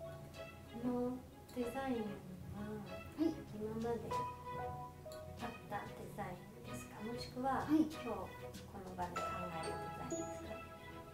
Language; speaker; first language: Japanese; non-native, fluent; Chinese